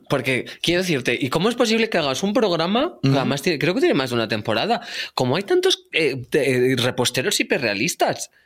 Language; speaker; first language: Spanish; native; Spanish